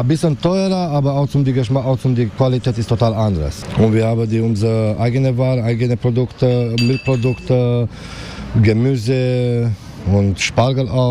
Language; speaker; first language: German; non-native, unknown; Romanian